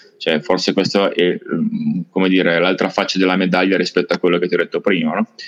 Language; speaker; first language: Italian; native; Italian